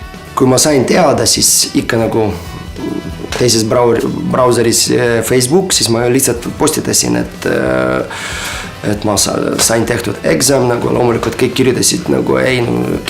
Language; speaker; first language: Estonian; non-native, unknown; Ukrainian